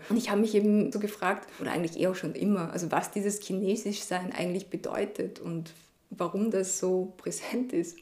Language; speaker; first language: German; early bilingual, other home language; Chinese